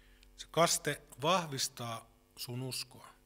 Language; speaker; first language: Finnish; native; Finnish